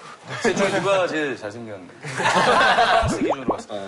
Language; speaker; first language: Korean; native; Korean